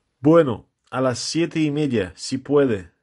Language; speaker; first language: Spanish; non-native, fluent; Russian